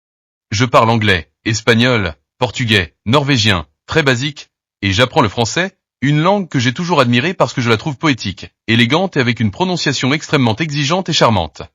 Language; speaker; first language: French; non-native, learner; Portuguese